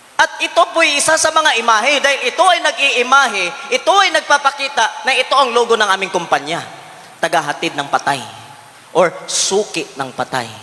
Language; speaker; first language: Filipino; non-native, local second language; Cebuano